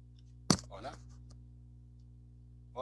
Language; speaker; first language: Spanish; non-native, fluent; German